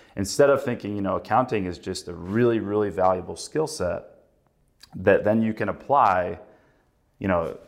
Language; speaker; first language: English; native; English